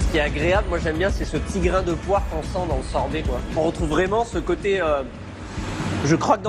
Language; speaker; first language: French; native; French